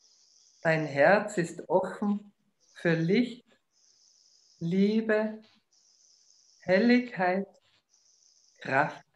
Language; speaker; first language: German; native; German